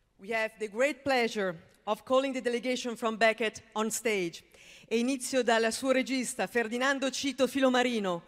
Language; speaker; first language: Italian; native; Italian